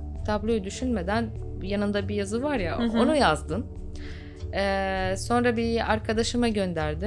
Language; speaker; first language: Turkish; non-native, fluent; Arabic